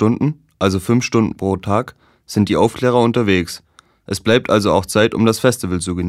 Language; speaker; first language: German; native; German